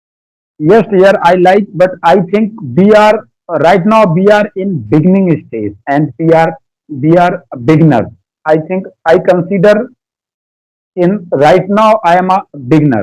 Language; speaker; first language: English; non-native, learner; Hindi